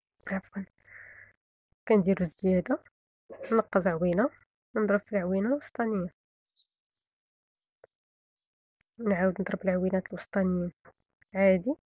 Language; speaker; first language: Arabic; native; Arabic